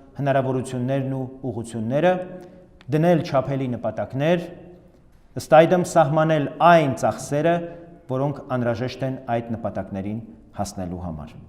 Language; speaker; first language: Armenian; native; Armenian